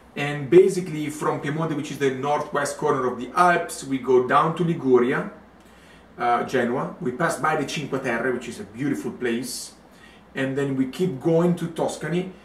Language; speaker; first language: English; non-native, fluent; Italian